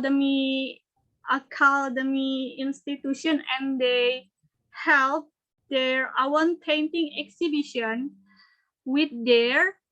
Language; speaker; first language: English; non-native, learner; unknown